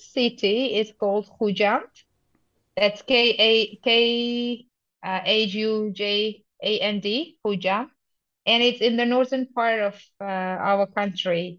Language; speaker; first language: English; non-native, fluent; Tajik